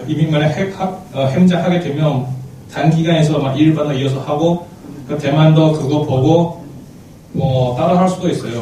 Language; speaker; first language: Korean; non-native, fluent; Chinese